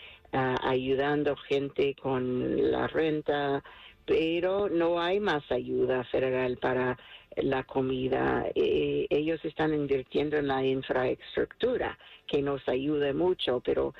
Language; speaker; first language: Spanish; non-native, fluent; English